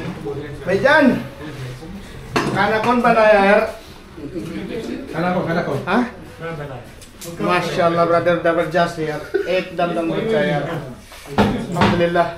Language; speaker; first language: Hindi; non-native, learner; Filipino